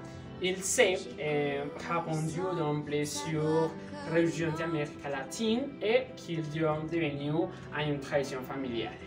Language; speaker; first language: French; non-native, learner; Spanish